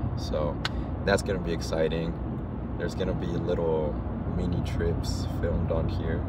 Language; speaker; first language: English; native; English